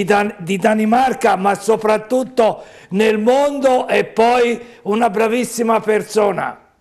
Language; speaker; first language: Italian; native; Italian